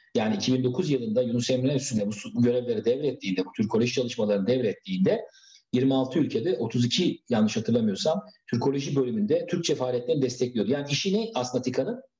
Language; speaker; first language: Turkish; native; Turkish